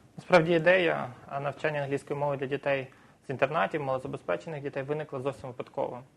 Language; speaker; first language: Ukrainian; native; Ukrainian